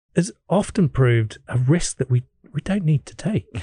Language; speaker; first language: English; native; English